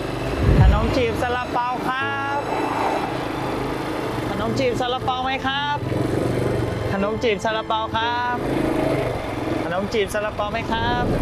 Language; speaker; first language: Thai; native; Thai